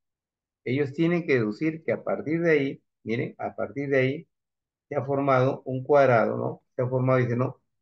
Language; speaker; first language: Spanish; native; Spanish